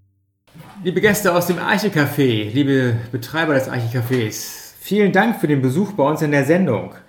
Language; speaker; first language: German; native; German